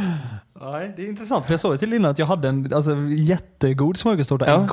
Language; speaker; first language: Swedish; native; Swedish